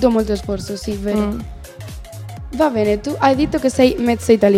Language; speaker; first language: Italian; non-native, learner; Spanish